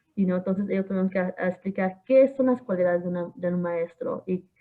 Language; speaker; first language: Spanish; early bilingual, heritage; Spanish